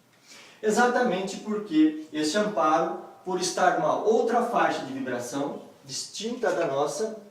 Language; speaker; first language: Portuguese; native; Portuguese